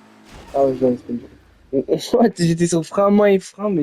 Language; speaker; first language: French; native; French